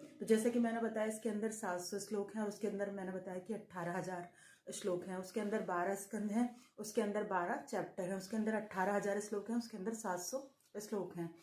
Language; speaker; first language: Hindi; native; Hindi